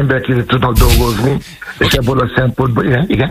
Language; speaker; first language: Hungarian; non-native, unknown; Yoruba